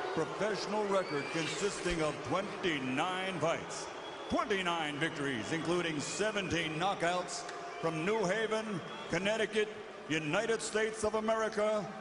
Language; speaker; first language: English; native; English